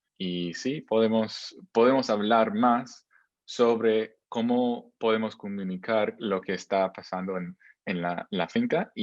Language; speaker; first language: Spanish; non-native, fluent; English